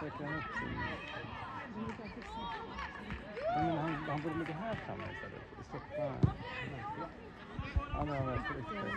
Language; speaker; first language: Swedish; native; Swedish